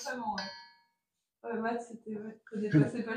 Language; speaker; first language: French; native; French